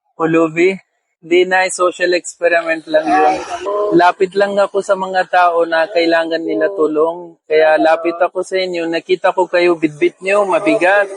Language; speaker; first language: Filipino; non-native, learner; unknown